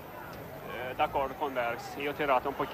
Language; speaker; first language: Italian; non-native, learner; Swedish